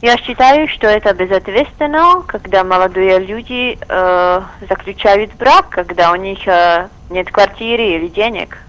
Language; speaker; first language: Russian; non-native, learner; Czech